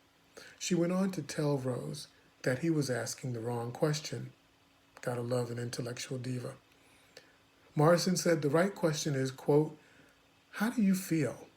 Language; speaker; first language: English; native; English